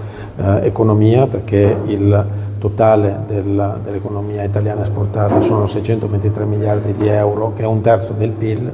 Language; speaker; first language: Italian; native; Italian